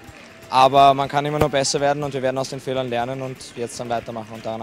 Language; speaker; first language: German; native; German